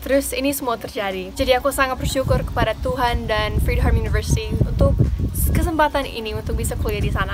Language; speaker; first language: Indonesian; non-native, fluent; English